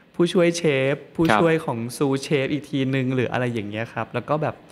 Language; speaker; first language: Thai; native; Thai